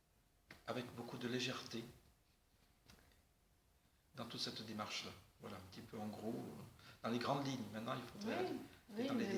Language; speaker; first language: French; native; French